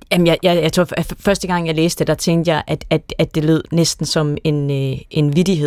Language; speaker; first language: Danish; native; Danish